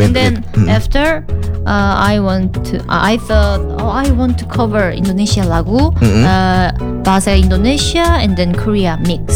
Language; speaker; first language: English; non-native, learner; Korean